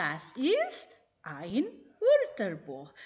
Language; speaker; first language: German; non-native, fluent; Indonesian